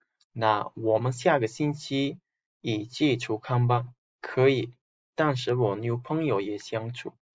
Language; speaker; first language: Chinese; non-native, fluent; Uzbek